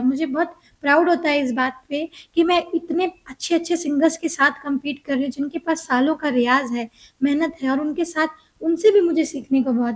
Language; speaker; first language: Hindi; native; Hindi